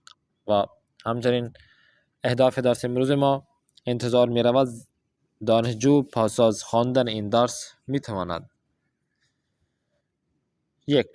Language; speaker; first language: Persian; non-native, fluent; Urdu